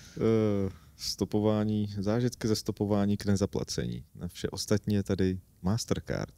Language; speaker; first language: Czech; non-native, fluent; Armenian